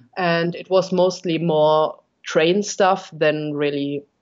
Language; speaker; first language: English; non-native, fluent; German